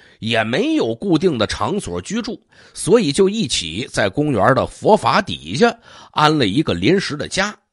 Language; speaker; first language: Chinese; native; Chinese